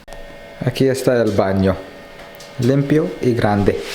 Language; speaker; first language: Spanish; non-native, learner; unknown